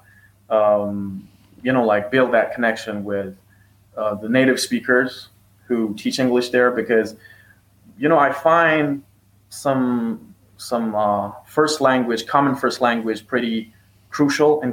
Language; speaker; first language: English; non-native, fluent; Persian